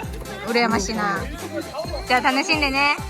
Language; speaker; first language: Japanese; non-native, fluent; Mongolian